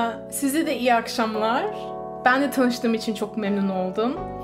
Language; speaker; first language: Turkish; early bilingual, heritage; Turkish